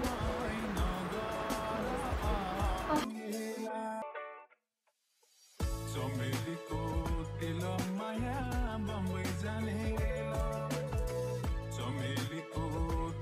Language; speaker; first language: Nepali; early bilingual, heritage; Hindi